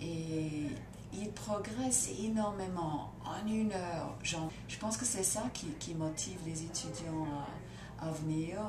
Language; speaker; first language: French; non-native, fluent; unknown